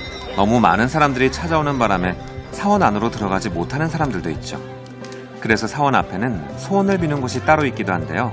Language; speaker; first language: Korean; native; Korean